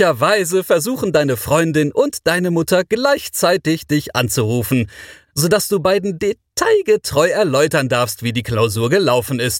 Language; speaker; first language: German; native; German